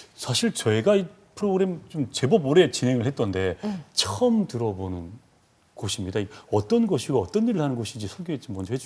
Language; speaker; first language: Korean; native; Korean